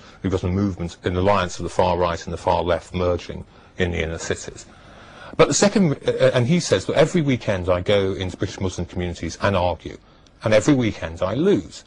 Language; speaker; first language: English; native; English